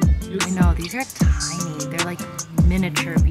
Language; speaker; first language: English; native; English